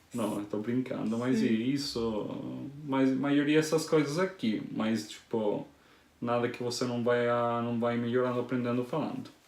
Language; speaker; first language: Portuguese; non-native, fluent; Italian